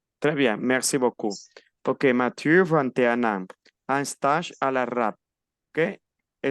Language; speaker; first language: French; non-native, fluent; Spanish